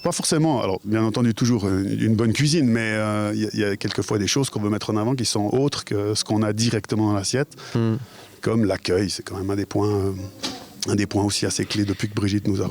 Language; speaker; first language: French; native; French